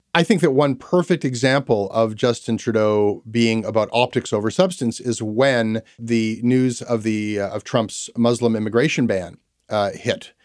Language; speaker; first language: English; native; English